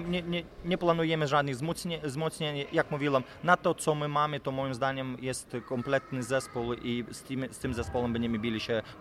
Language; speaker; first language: Polish; non-native, fluent; Lithuanian